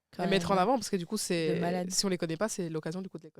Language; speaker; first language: French; native; French